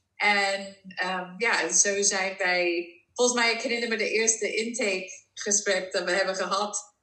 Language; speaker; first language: Dutch; non-native, fluent; English